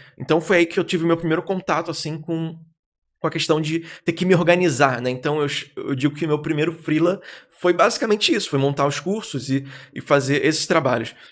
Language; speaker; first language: Portuguese; native; Portuguese